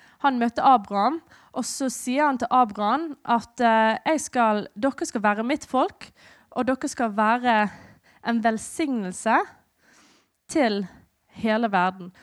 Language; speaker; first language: Norwegian; non-native, fluent; English